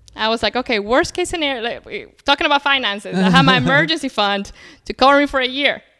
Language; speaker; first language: English; native; English